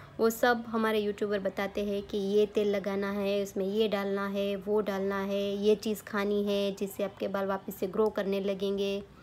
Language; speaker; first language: Hindi; non-native, local second language; Gujarati